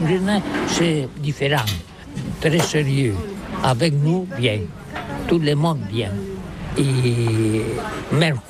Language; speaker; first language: French; non-native, learner; Catalan